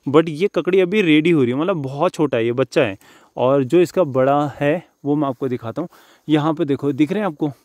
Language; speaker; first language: Hindi; native; Hindi